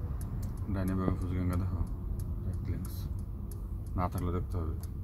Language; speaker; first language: German; non-native, learner; Bangla